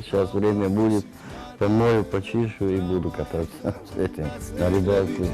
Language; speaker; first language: Russian; non-native, local second language; Georgian